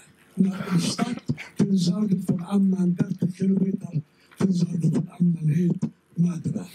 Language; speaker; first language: Dutch; non-native, fluent; Arabic